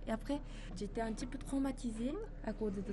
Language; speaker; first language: French; non-native, fluent; Japanese